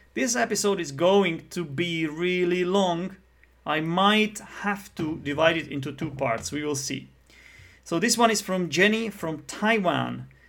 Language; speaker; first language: English; non-native, fluent; Czech